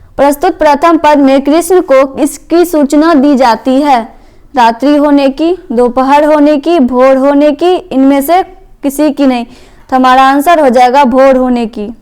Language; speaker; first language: Hindi; native; Hindi